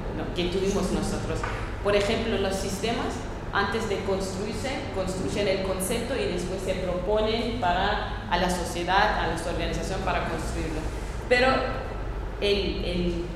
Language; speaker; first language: Spanish; non-native, learner; Kurdish